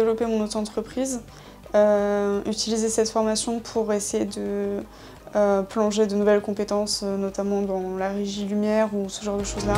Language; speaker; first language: French; native; French